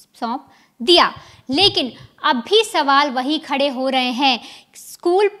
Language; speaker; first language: Hindi; native; Hindi